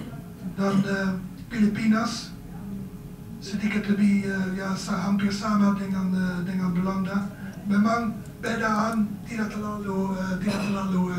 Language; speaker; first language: Indonesian; non-native, fluent; Dutch